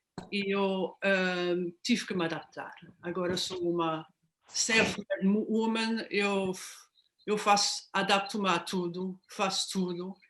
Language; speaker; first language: Portuguese; non-native, fluent; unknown